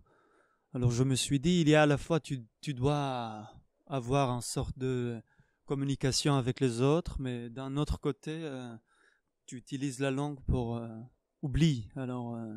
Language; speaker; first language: French; non-native, fluent; Hebrew